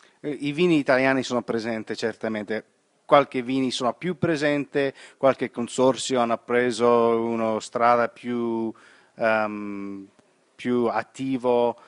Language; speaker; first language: Italian; non-native, learner; English